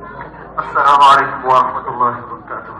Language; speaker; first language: Arabic; non-native, learner; Yoruba